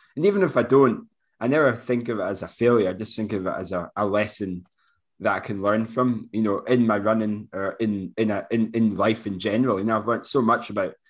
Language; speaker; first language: English; native; English